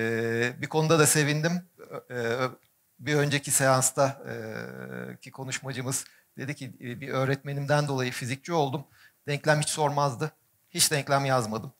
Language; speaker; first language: Turkish; native; Turkish